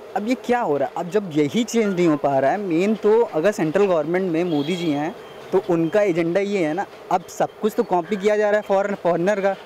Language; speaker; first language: Hindi; native; Hindi